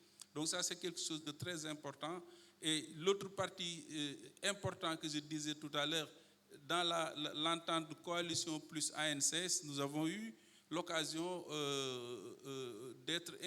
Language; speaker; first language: French; non-native, local second language; Wolof